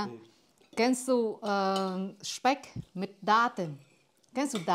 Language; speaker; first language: German; non-native, learner; Vietnamese